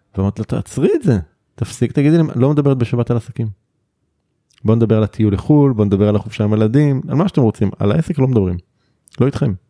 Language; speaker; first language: Hebrew; native; Hebrew